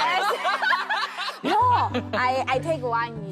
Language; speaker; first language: English; non-native, learner; Chinese